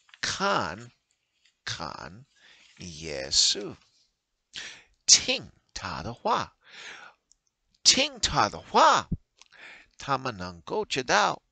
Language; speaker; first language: Chinese; non-native, learner; English